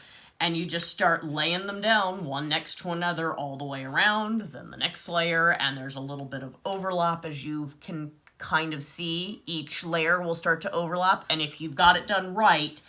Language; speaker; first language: English; native; English